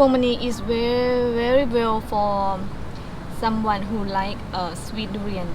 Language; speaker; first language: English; non-native, learner; Thai